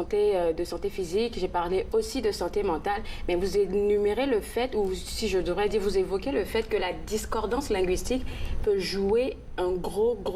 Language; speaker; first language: French; native; French